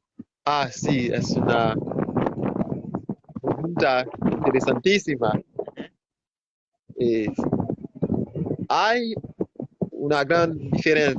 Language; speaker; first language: Spanish; non-native, fluent; Haitian Creole